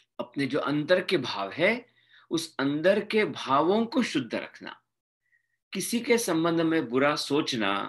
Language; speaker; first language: Hindi; non-native, local second language; Marathi